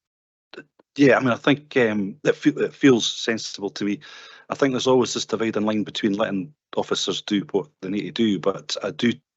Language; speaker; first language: English; native; English